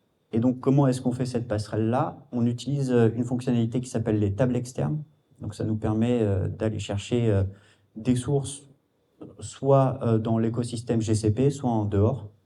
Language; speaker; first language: French; native; French